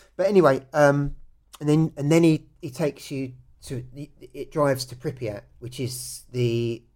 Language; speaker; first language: English; native; English